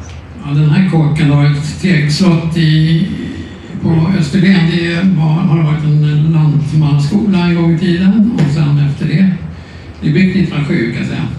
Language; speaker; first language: Swedish; native; Swedish